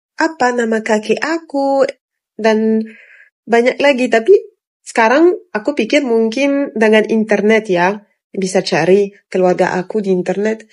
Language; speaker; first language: Indonesian; non-native, fluent; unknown